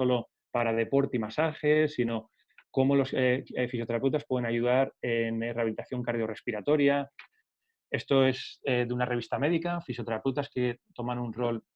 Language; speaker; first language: Spanish; native; Spanish